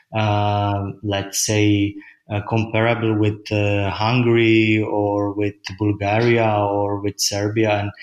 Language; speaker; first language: English; non-native, fluent; Czech